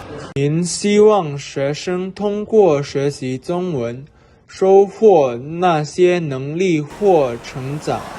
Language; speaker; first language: Chinese; non-native, learner; Indonesian